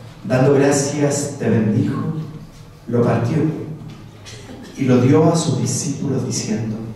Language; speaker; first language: Spanish; native; Spanish